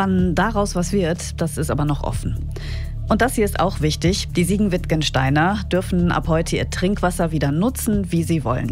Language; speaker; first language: German; native; German